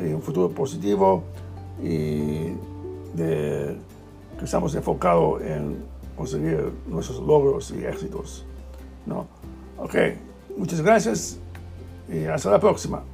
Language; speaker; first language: Spanish; non-native, learner; English